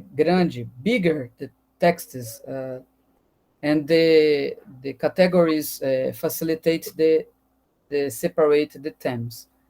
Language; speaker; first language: English; non-native, learner; Portuguese